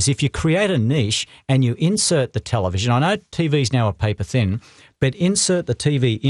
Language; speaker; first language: English; native; English